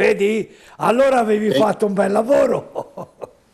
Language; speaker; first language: Italian; native; Italian